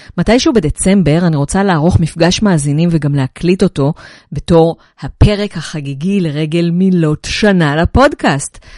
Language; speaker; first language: Hebrew; native; Hebrew